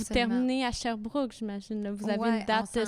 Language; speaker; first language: French; native; French